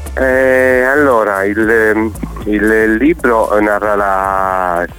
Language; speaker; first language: Italian; native; Italian